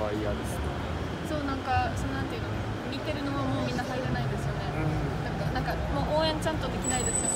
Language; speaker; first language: Japanese; non-native, learner; Polish